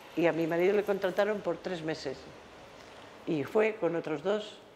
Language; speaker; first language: Spanish; native; Spanish